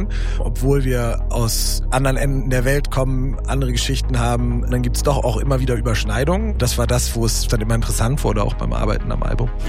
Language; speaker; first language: German; native; German